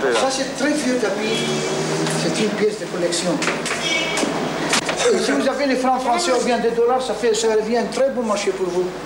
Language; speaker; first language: French; non-native, learner; Arabic